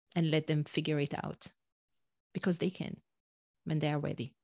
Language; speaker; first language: English; non-native, fluent; Hebrew